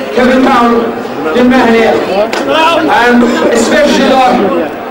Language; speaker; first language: English; native; English